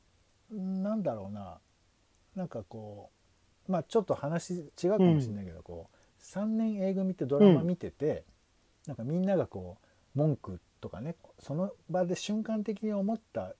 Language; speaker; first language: Japanese; native; Japanese